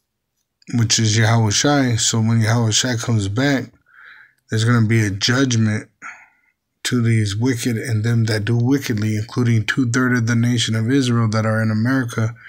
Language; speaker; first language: English; native; English